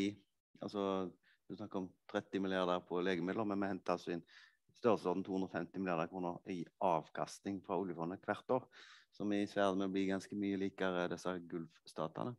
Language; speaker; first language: Norwegian; native; Norwegian